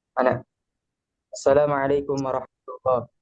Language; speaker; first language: Arabic; non-native, learner; Indonesian